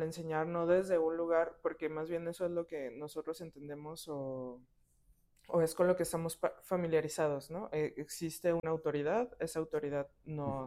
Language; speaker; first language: Spanish; native; Spanish